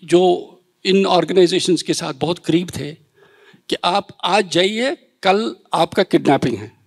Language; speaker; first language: Hindi; native; Hindi